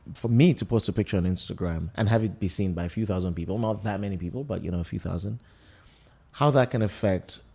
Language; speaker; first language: English; non-native, local second language; Yoruba